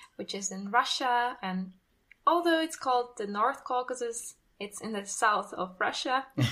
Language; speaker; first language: English; non-native, fluent; Russian